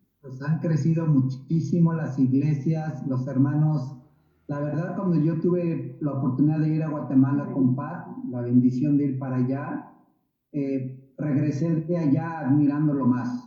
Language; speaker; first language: Spanish; native; Spanish